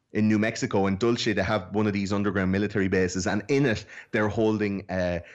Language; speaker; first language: English; native; English